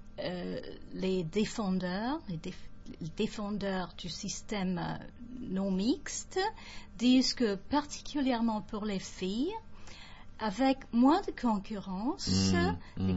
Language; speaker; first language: French; non-native, fluent; English